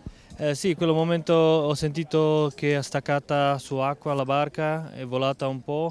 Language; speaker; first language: Italian; non-native, learner; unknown